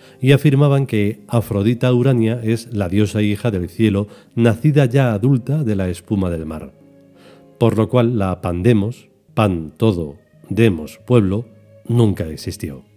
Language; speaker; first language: Spanish; native; Spanish